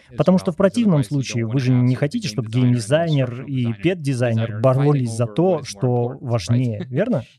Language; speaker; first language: Russian; non-native, fluent; Spanish